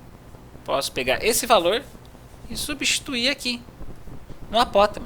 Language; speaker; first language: Portuguese; native; Portuguese